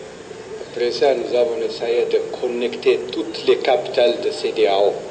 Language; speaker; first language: French; non-native, fluent; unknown